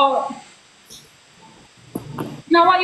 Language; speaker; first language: Filipino; non-native, learner; Korean